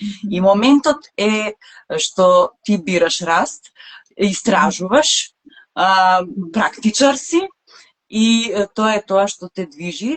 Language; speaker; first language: Macedonian; native; Macedonian